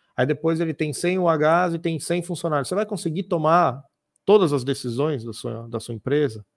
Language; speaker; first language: Portuguese; native; Portuguese